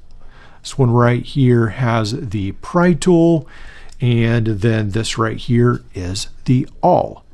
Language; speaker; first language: English; native; English